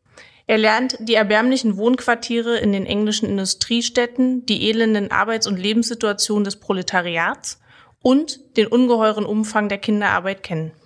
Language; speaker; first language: German; native; German